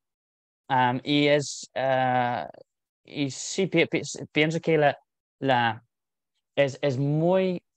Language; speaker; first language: Spanish; non-native, fluent; English